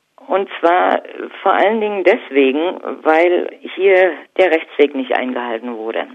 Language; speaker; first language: German; native; German